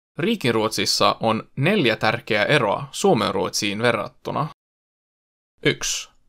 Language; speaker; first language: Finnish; non-native, fluent; Swedish